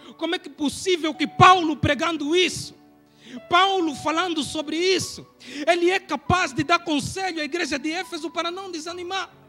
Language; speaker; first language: Portuguese; native; Portuguese